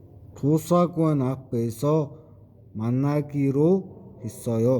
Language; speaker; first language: Korean; non-native, learner; Mongolian